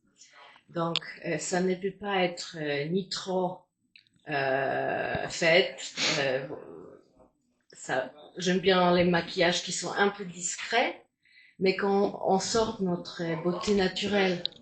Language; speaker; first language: French; non-native, fluent; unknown